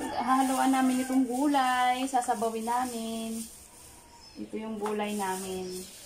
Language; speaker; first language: Filipino; non-native, local second language; Cebuano